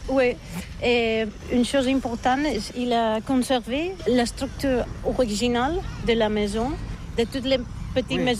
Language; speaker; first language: French; non-native, learner; Catalan